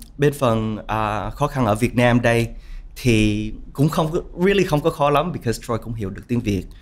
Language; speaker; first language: Vietnamese; early bilingual, heritage; Vietnamese